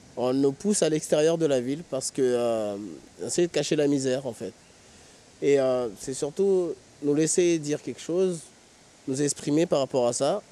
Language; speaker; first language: French; native; French